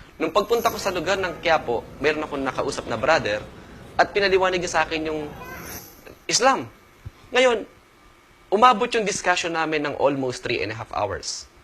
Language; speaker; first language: Filipino; native; Filipino